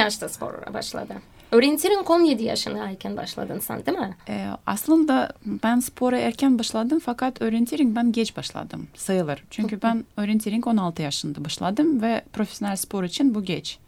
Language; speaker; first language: Turkish; non-native, fluent; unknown